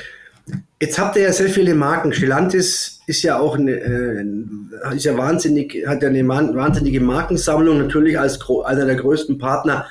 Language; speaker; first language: German; native; German